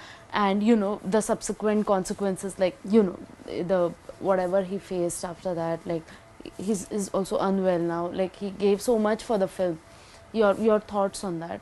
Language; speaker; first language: English; non-native, local second language; Hindi